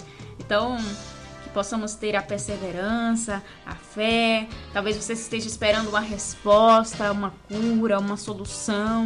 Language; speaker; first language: Portuguese; native; Portuguese